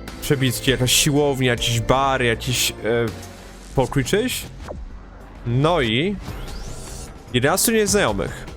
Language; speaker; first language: Polish; native; Polish